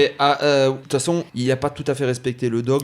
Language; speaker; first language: French; native; French